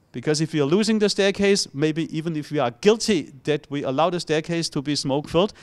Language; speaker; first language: English; non-native, fluent; German